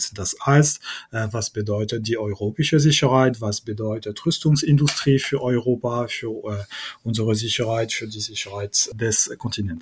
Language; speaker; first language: German; non-native, fluent; French